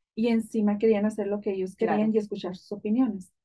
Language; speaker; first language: Spanish; native; Spanish